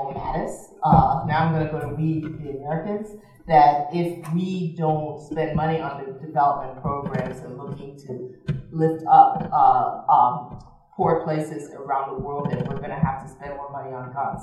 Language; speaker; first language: English; native; English